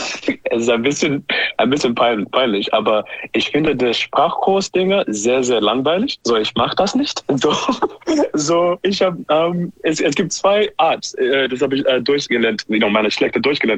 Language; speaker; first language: German; non-native, learner; English